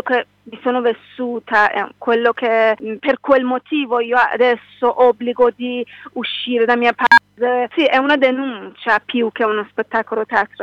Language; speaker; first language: Italian; non-native, learner; Persian